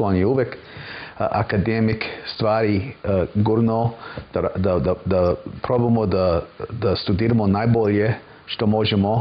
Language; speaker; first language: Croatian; early bilingual, heritage; English